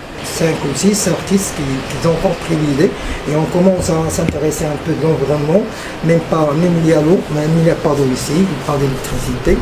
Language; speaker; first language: French; non-native, local second language; Arabic